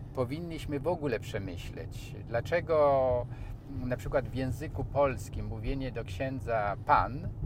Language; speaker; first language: Polish; native; Polish